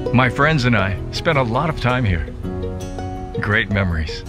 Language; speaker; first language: English; native; English